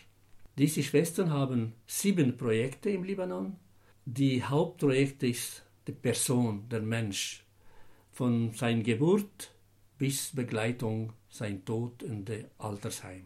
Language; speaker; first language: German; non-native, fluent; Arabic